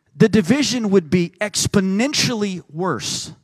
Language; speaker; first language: English; native; English